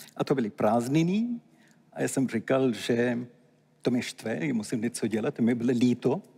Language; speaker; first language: Czech; non-native, fluent; Tamil